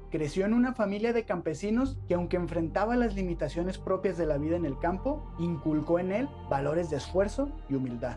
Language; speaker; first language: Spanish; native; Spanish